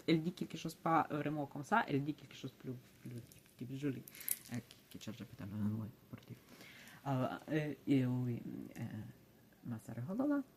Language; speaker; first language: French; non-native, learner; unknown